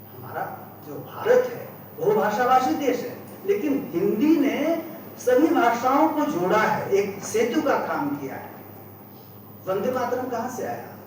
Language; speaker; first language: Hindi; native; Hindi